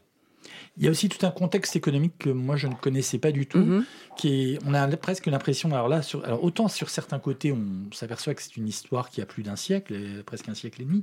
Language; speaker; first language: French; native; French